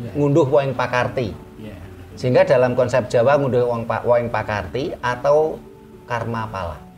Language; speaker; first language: Indonesian; non-native, local second language; Javanese